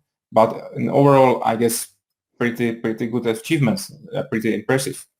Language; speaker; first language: English; non-native, fluent; Czech